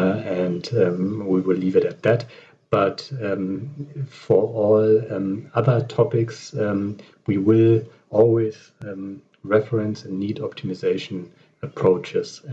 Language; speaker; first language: English; non-native, fluent; German